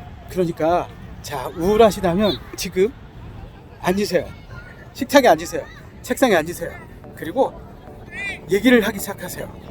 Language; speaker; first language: Korean; native; Korean